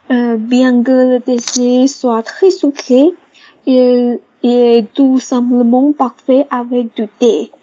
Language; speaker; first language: French; non-native, learner; Chinese